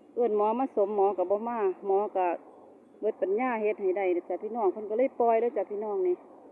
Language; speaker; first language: Thai; native; Thai